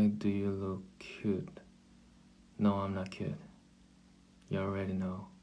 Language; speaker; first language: English; non-native, learner; Korean